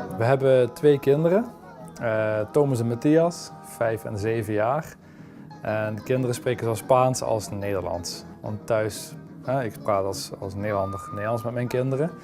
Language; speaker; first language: Dutch; native; Dutch